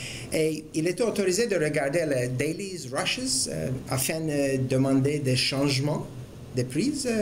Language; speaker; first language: French; non-native, fluent; Turkish